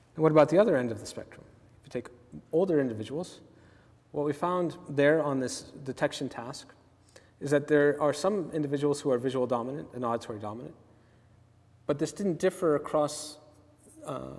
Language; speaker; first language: English; native; English